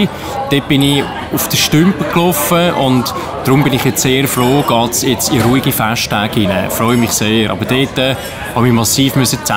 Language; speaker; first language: German; native; German